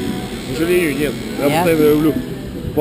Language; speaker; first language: Russian; native; Russian